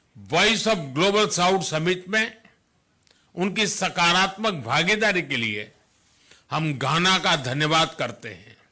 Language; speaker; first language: Hindi; non-native, local second language; Gujarati